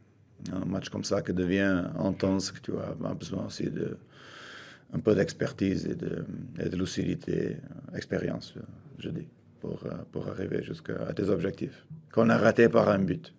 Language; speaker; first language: French; non-native, fluent; Portuguese